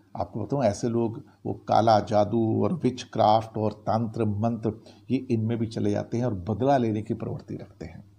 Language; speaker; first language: Hindi; native; Hindi